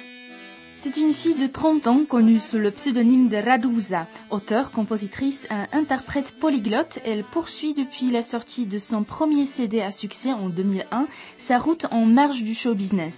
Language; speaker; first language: French; native; French